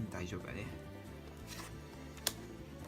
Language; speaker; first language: Japanese; native; Japanese